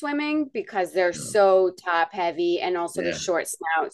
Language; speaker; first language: English; native; English